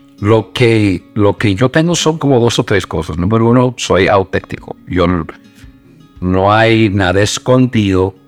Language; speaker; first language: Spanish; non-native, fluent; English